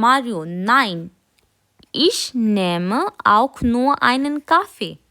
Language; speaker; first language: German; non-native, fluent; Hindi